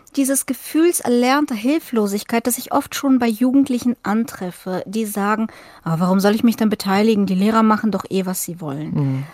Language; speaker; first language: German; early bilingual, other home language; Russian